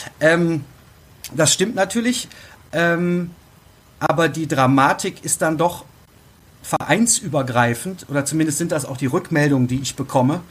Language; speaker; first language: German; native; German